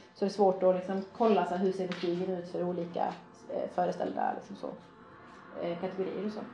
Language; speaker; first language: Swedish; early bilingual, other home language; Persian